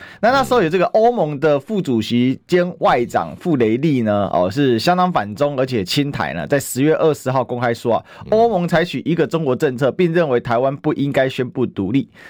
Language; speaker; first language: Chinese; native; Chinese